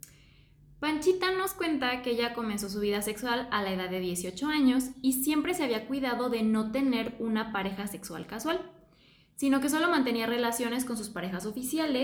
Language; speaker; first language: Spanish; native; Spanish